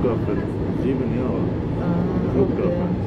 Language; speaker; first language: German; non-native, learner; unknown